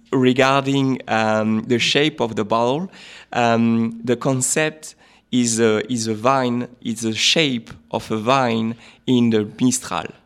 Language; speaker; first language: English; non-native, fluent; French